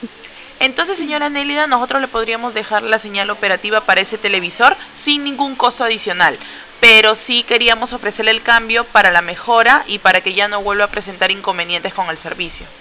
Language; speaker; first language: Spanish; native; Spanish